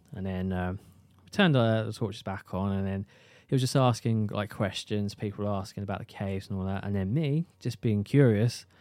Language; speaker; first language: English; native; English